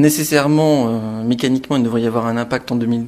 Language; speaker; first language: French; native; French